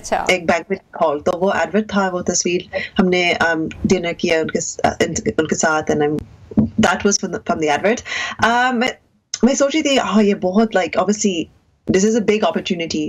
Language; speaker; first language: Hindi; early bilingual, heritage; Hindi